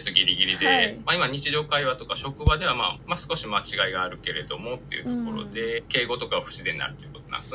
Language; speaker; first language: Japanese; native; Japanese